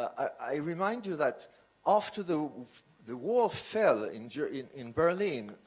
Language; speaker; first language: English; non-native, fluent; French